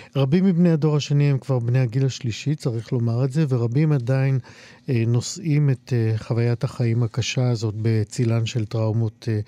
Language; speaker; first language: Hebrew; native; Hebrew